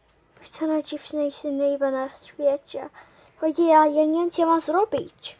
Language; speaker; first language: Polish; early bilingual, heritage; Polish